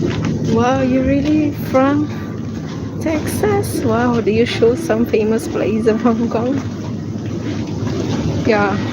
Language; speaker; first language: English; non-native, local second language; Filipino